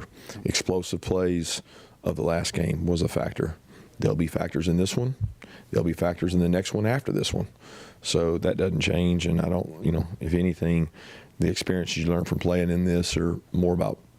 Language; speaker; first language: English; native; English